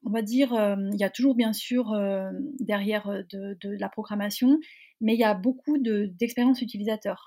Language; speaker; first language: French; native; French